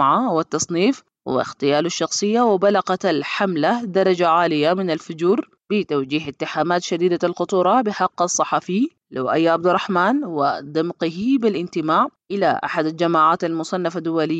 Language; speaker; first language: Arabic; native; Arabic